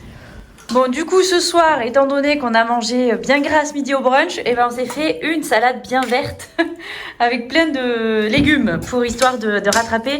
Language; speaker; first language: French; native; French